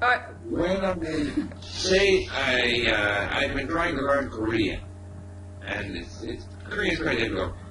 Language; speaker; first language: English; non-native, fluent; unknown